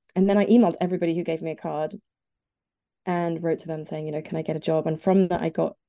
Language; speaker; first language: English; native; English